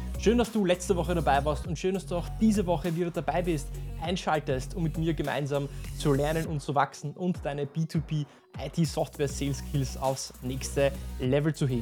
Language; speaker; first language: German; native; German